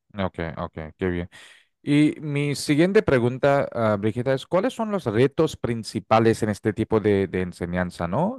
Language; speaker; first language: Spanish; non-native, fluent; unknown